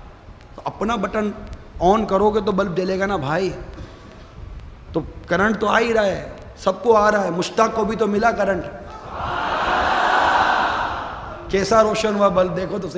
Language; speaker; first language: Urdu; native; Urdu